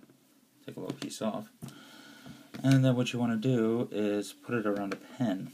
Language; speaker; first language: English; native; English